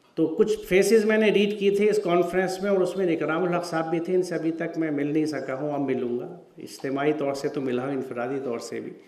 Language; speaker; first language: Urdu; native; Urdu